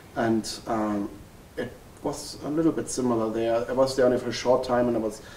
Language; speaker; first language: English; non-native, fluent; German